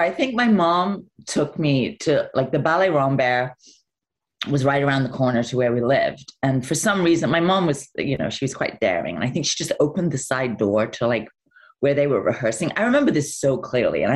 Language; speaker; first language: English; native; English